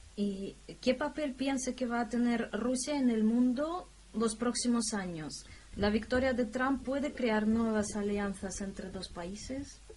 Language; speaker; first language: Spanish; non-native, fluent; Russian